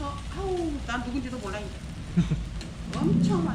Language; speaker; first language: Korean; native; Korean